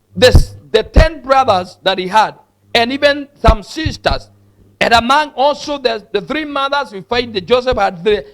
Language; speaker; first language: English; non-native, local second language; Swahili